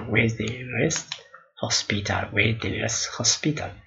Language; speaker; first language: English; non-native, local second language; Amharic